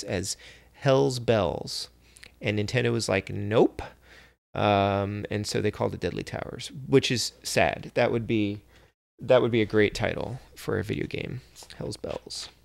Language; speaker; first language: English; native; English